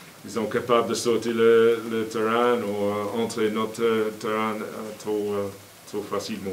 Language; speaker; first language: French; non-native, learner; English